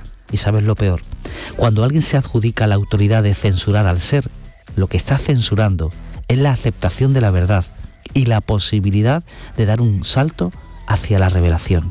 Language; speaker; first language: Spanish; native; Spanish